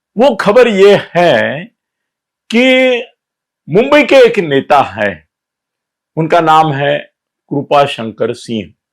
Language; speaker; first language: Hindi; native; Hindi